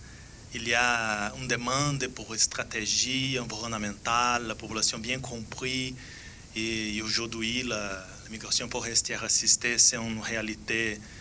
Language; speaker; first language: French; non-native, fluent; Portuguese